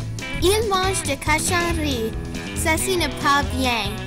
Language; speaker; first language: French; non-native, learner; English